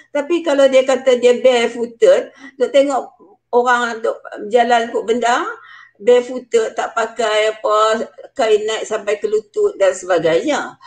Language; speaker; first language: Malay; native; Malay